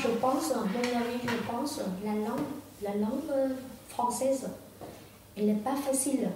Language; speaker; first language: French; non-native, learner; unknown